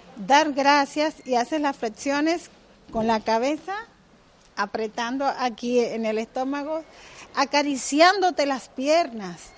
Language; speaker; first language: Spanish; native; Spanish